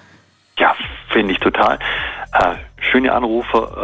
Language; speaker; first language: German; native; German